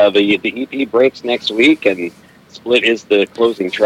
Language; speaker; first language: English; native; English